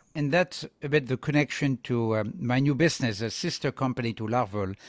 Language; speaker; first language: English; non-native, fluent; French